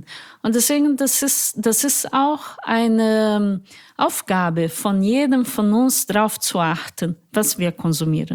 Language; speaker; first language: German; non-native, fluent; Portuguese